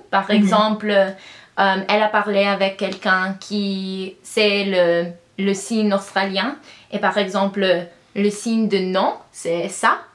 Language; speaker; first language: French; non-native, learner; English